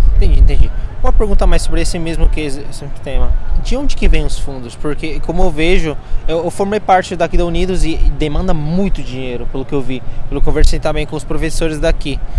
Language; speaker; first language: Portuguese; early bilingual, other home language; Spanish